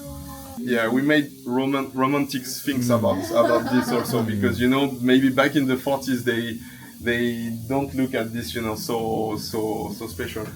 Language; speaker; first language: English; non-native, fluent; French